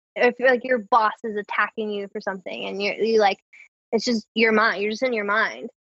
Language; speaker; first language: English; native; English